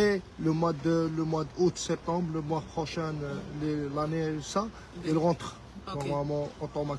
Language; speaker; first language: French; non-native, learner; Arabic